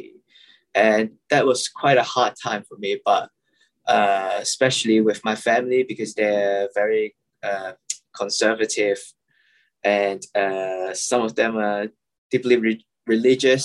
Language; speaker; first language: English; non-native, local second language; Cantonese